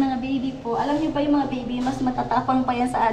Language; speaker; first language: Filipino; native; Filipino